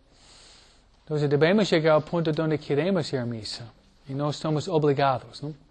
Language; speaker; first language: Spanish; non-native, fluent; English